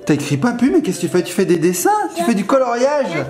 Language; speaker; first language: French; native; French